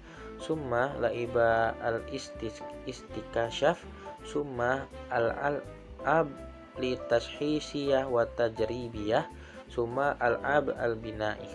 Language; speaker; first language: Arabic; non-native, learner; Indonesian